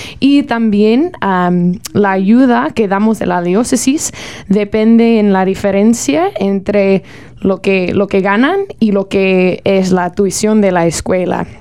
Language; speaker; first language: Spanish; non-native, learner; English